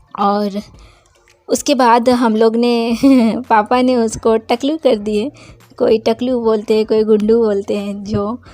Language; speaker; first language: Hindi; non-native, local second language; Bangla